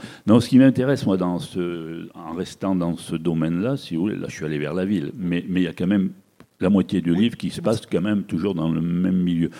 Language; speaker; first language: French; native; French